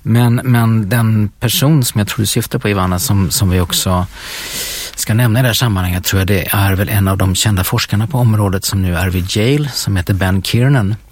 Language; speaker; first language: Swedish; native; Swedish